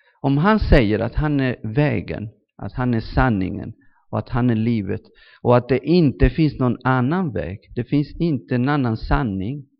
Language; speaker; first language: Swedish; non-native, fluent; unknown